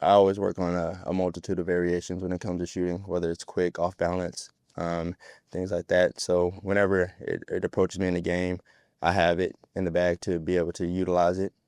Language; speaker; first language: English; native; English